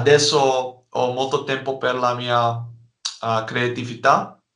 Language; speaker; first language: Italian; non-native, learner; Dutch